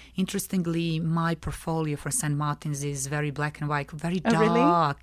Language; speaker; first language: English; non-native, fluent; Serbian